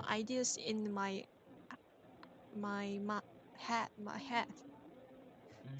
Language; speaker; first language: English; non-native, learner; Korean